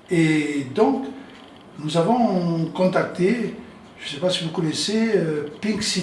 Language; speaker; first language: French; native; French